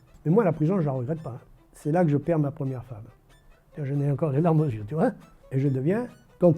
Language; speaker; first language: French; native; French